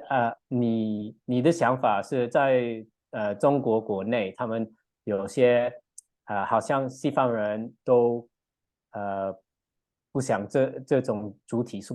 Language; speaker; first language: Chinese; early bilingual, heritage; English